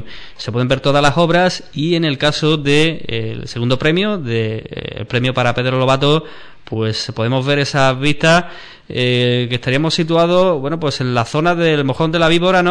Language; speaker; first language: Spanish; native; Spanish